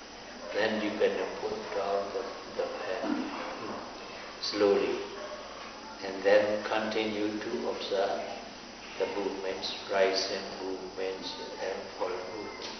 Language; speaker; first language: English; non-native, fluent; Burmese